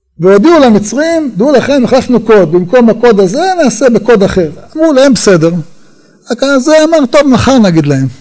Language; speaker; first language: Hebrew; native; Hebrew